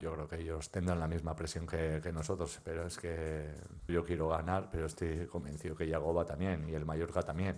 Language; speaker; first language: Spanish; native; Spanish